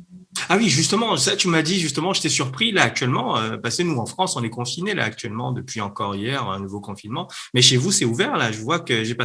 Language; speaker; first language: French; native; French